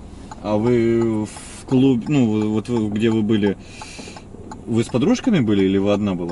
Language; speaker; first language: Russian; native; Russian